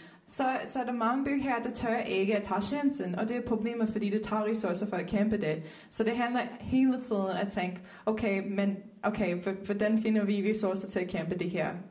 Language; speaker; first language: Danish; non-native, fluent; Dutch